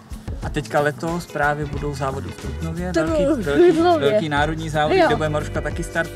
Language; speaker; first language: Czech; native; Czech